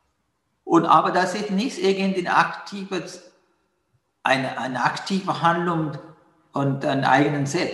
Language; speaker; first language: German; non-native, learner; Sinhala